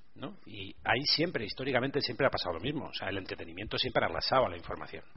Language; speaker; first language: Spanish; native; Spanish